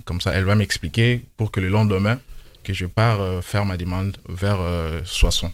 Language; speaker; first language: French; non-native, local second language; Lingala